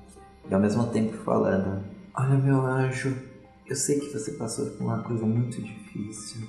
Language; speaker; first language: Portuguese; native; Portuguese